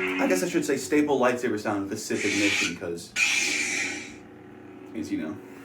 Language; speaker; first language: English; native; English